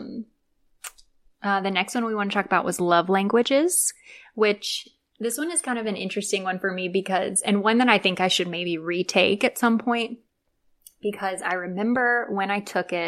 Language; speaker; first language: English; native; English